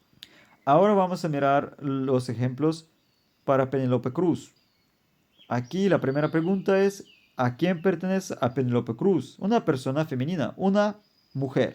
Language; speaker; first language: Spanish; non-native, fluent; German